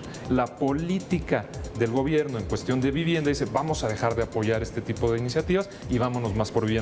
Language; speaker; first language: Spanish; native; Spanish